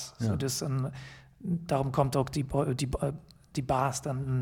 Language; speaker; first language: Dutch; non-native, fluent; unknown